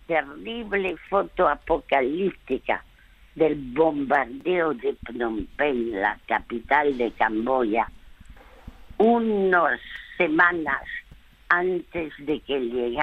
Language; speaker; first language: Spanish; early bilingual, other home language; French